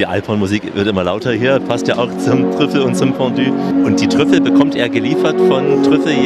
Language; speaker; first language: German; native; German